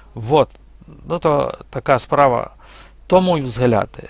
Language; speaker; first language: Ukrainian; non-native, fluent; Belarusian